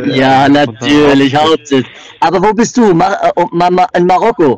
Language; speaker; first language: German; native; German